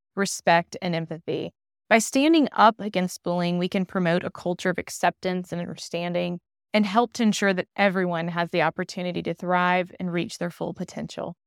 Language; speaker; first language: English; native; English